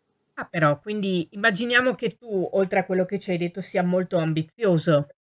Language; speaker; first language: Italian; native; Italian